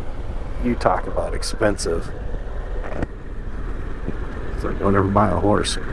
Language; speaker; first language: English; native; English